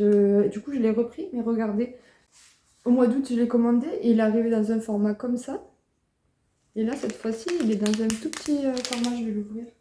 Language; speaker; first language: French; native; French